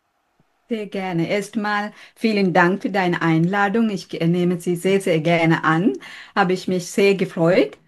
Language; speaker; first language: German; non-native, fluent; Sinhala